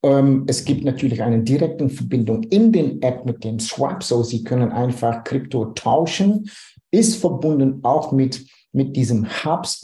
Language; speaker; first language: German; non-native, fluent; Dutch